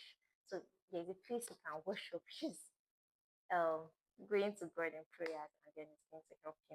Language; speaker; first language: English; non-native, local second language; Igbo